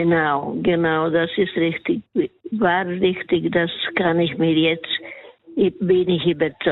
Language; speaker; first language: German; non-native, learner; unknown